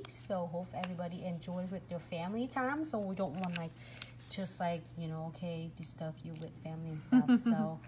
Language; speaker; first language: English; non-native, fluent; Vietnamese